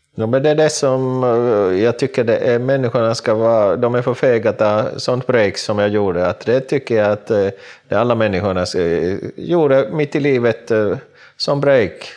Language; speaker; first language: Swedish; non-native, local second language; Finnish